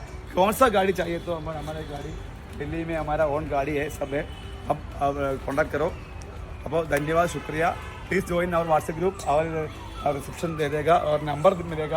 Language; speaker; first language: Hindi; non-native, local second language; Malayalam